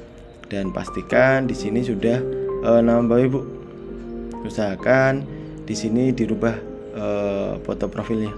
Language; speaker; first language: Indonesian; native; Indonesian